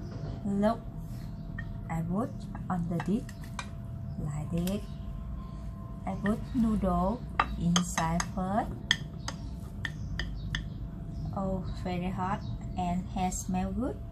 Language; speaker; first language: English; non-native, learner; Vietnamese